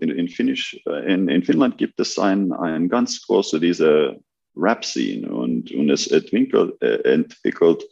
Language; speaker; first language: German; non-native, learner; Finnish